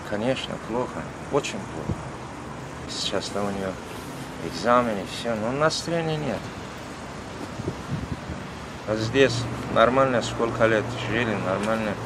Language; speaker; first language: Russian; non-native, learner; Turkish